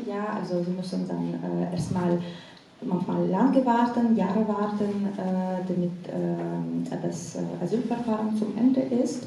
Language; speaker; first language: German; non-native, fluent; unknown